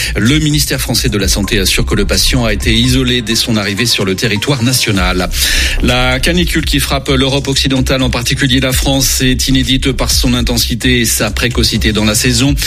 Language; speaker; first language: French; native; French